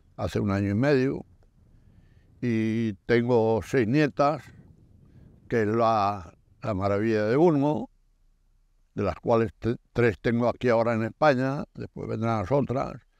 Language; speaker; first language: Spanish; native; Spanish